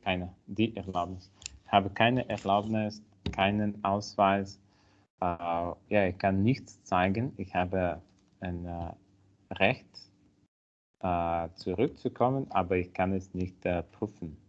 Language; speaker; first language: German; non-native, learner; Italian